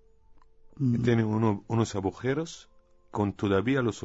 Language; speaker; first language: Spanish; non-native, learner; Arabic